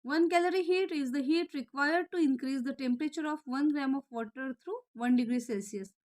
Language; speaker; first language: English; non-native, local second language; Marathi